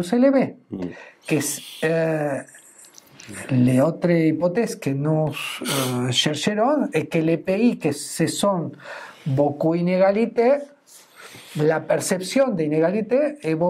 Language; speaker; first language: French; non-native, fluent; Spanish